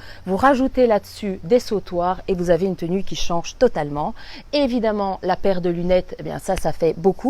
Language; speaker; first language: French; native; French